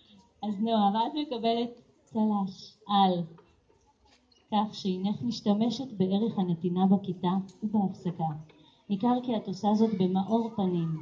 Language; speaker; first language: Hebrew; native; Hebrew